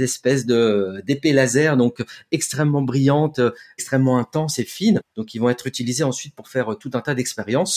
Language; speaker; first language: French; native; French